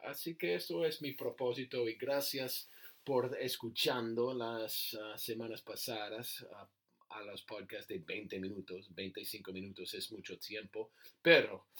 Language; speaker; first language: Spanish; non-native, learner; English